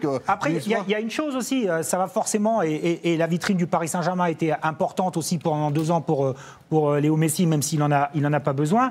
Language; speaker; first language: French; native; French